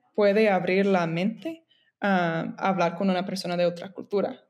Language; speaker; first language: Spanish; non-native, fluent; English